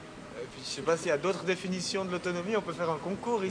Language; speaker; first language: German; non-native, learner; French